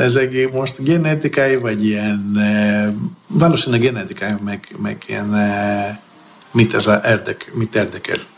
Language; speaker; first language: Hungarian; non-native, learner; Greek